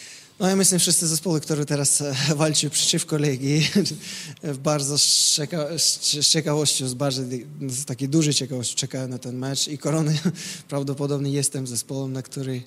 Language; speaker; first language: Polish; non-native, fluent; Russian